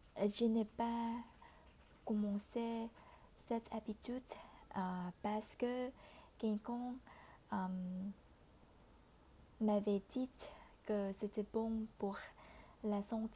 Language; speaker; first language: French; non-native, fluent; Vietnamese